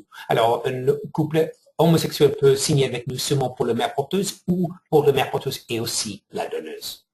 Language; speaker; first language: French; non-native, fluent; English